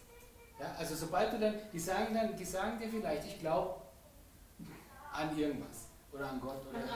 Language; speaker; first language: German; native; German